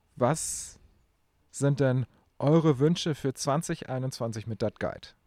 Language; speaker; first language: German; native; German